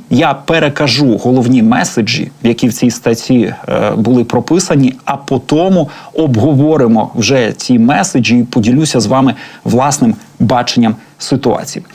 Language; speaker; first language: Ukrainian; native; Ukrainian